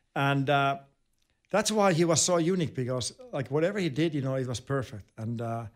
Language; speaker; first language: English; non-native, fluent; Finnish